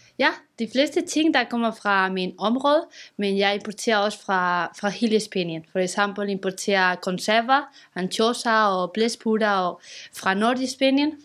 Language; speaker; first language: Danish; non-native, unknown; Spanish